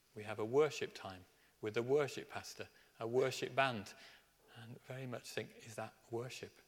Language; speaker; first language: English; native; English